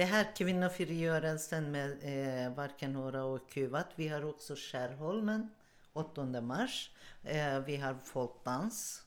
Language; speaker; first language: Swedish; non-native, learner; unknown